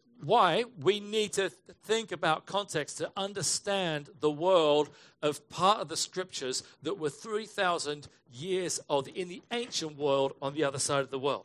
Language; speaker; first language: English; native; English